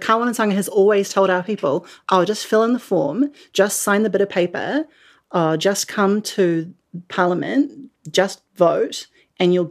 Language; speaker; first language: English; native; English